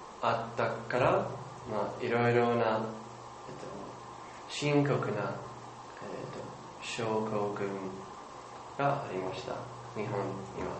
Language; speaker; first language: Japanese; non-native, learner; English